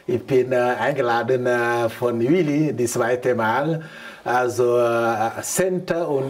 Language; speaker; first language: German; non-native, learner; Mandingo